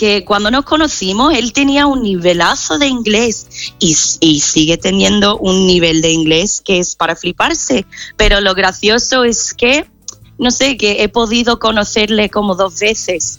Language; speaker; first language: Spanish; non-native, fluent; English